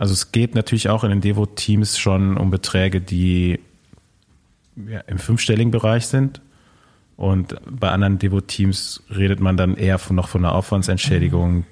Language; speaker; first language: German; native; German